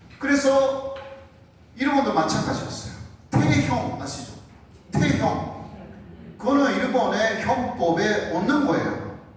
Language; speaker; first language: Korean; non-native, fluent; Japanese